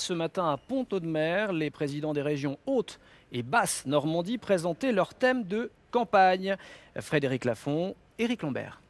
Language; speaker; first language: French; native; French